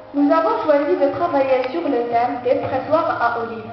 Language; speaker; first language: French; non-native, local second language; Arabic